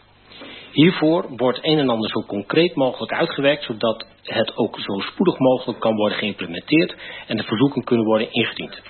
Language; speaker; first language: Dutch; native; Dutch